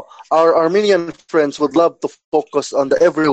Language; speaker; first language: English; non-native, local second language; Cebuano